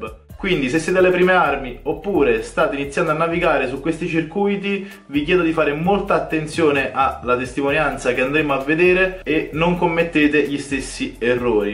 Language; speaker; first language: Italian; native; Italian